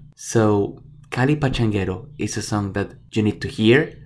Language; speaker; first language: English; non-native, fluent; Spanish